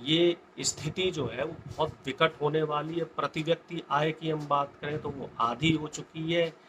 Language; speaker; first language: Hindi; native; Hindi